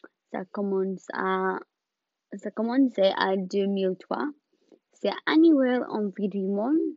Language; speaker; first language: French; non-native, learner; English